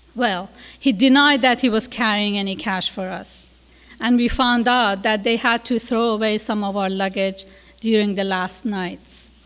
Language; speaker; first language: English; non-native, fluent; Persian